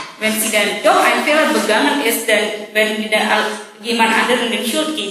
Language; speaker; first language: German; non-native, learner; Indonesian